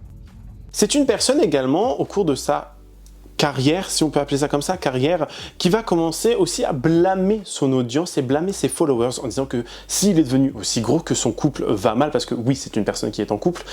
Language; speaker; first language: French; native; French